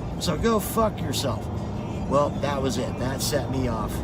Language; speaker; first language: English; native; English